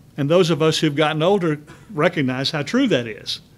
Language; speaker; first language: English; native; English